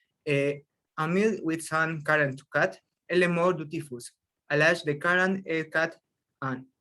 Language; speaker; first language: French; non-native, learner; Spanish